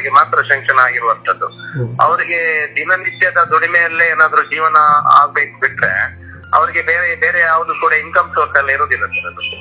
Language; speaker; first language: Kannada; non-native, local second language; Tulu